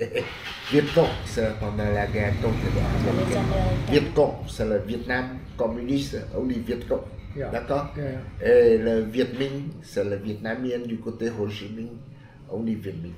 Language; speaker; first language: French; non-native, fluent; Vietnamese